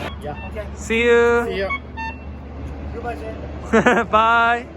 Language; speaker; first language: English; non-native, learner; Korean